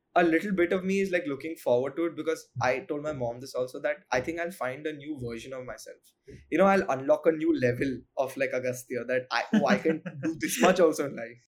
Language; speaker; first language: English; non-native, local second language; Hindi